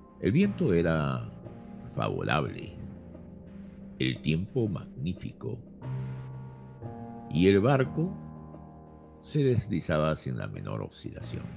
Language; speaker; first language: Spanish; native; Spanish